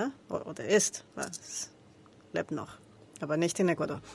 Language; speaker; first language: German; non-native, learner; Spanish